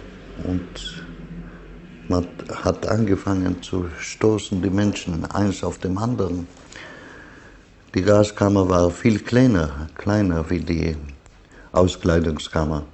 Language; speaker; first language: German; non-native, learner; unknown